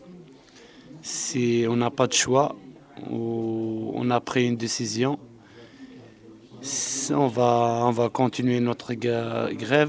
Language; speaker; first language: French; non-native, local second language; Arabic